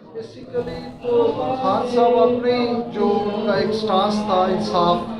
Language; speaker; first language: Urdu; non-native, local second language; Punjabi